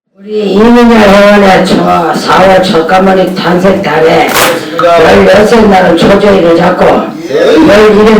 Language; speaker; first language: Korean; native; Korean